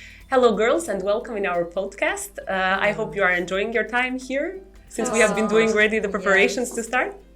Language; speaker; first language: English; non-native, fluent; Albanian